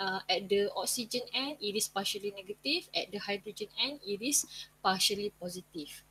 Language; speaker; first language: English; non-native, local second language; Malay